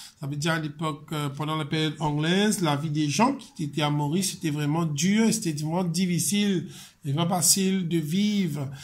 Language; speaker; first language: French; non-native, local second language; Morisyen